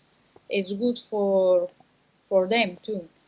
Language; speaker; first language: English; non-native, learner; Spanish